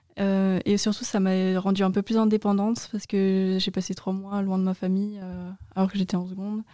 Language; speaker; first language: French; native; French